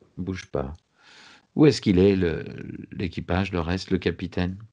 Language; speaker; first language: French; native; French